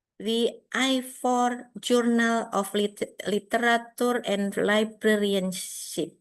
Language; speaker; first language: English; non-native, fluent; Indonesian